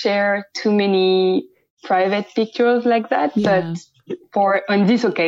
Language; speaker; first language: English; non-native, fluent; French